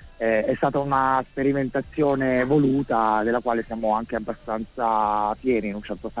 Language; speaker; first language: Italian; native; Italian